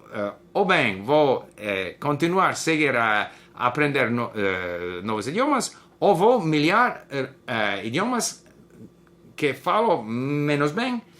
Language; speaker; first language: Portuguese; non-native, learner; English